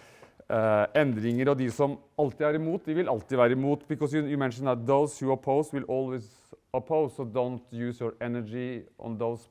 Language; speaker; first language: Norwegian; native; Norwegian